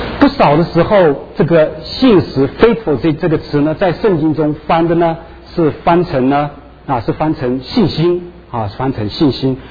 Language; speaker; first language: Chinese; native; Chinese